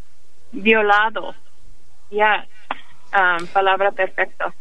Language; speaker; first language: Spanish; early bilingual, heritage; English